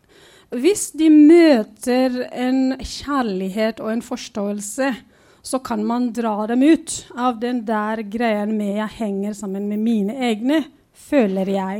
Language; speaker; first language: Norwegian; non-native, fluent; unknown